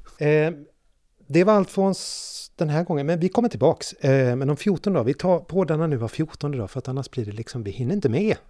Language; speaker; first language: Swedish; native; Swedish